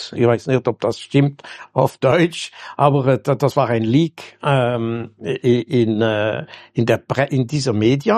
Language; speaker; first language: German; non-native, local second language; French